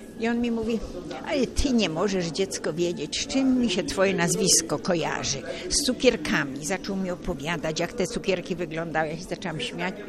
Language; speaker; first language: Polish; native; Polish